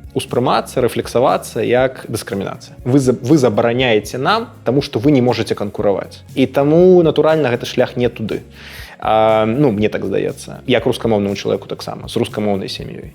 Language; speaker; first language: Belarusian; non-native, local second language; Russian